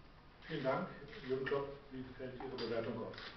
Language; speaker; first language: German; native; German